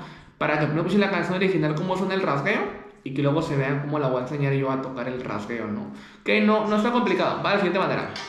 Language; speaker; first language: Spanish; native; Spanish